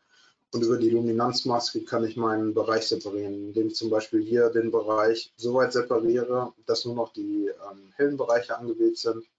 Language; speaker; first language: German; native; German